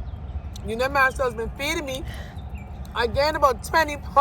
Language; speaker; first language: English; native; English